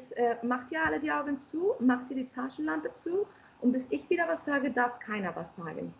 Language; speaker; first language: German; non-native, fluent; Spanish